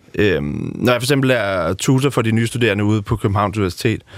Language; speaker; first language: Danish; native; Danish